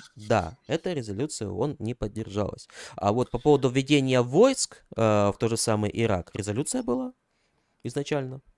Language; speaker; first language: Russian; native; Russian